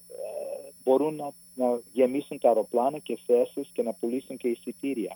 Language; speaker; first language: Greek; early bilingual, heritage; Greek